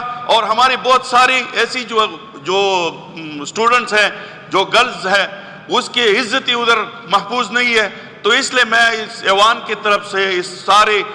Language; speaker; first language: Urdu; non-native, local second language; Pashto